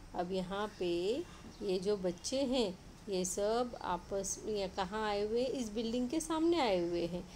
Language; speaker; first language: Hindi; non-native, local second language; Marathi